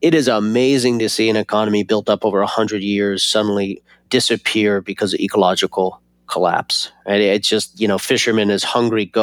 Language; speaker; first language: English; native; English